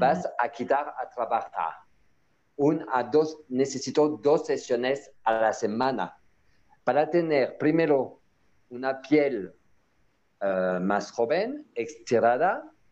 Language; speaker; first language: Spanish; non-native, learner; French